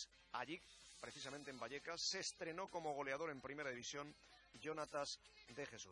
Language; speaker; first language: Spanish; native; Spanish